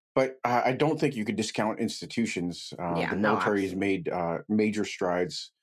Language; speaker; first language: English; native; English